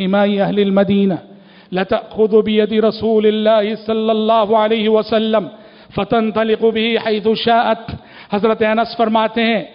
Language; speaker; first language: Urdu; native; Urdu